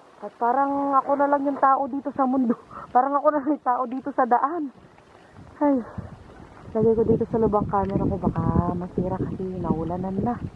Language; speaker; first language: Filipino; non-native, local second language; Pampanga